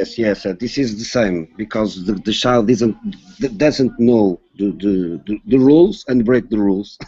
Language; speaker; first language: English; non-native, learner; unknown